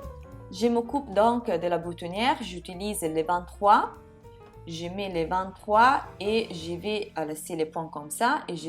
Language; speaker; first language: French; non-native, fluent; Italian